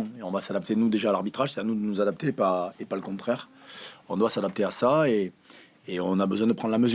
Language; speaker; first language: French; native; French